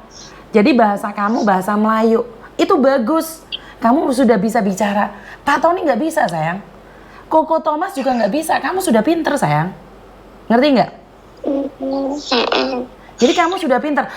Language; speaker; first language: Indonesian; non-native, local second language; Javanese